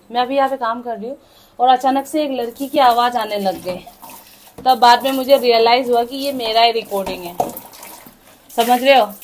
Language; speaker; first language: Hindi; non-native, local second language; Adi